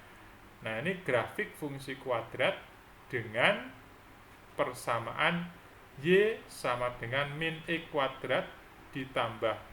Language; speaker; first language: Indonesian; native; Indonesian